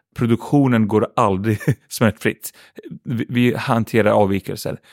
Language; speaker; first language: Swedish; early bilingual, other home language; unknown